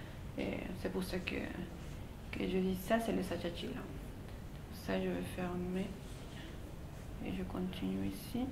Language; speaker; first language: French; non-native, fluent; Spanish